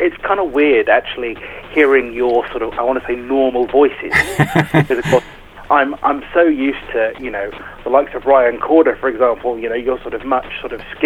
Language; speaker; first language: English; native; English